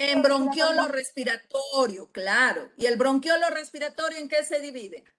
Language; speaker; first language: Spanish; native; Spanish